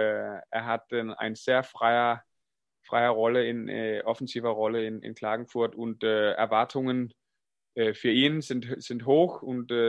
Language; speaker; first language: German; non-native, fluent; Danish